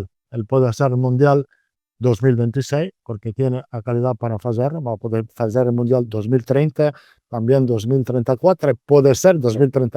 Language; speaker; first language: Portuguese; non-native, learner; Italian